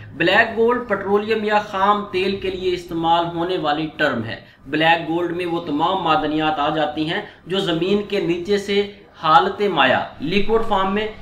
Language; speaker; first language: Urdu; non-native, local second language; Punjabi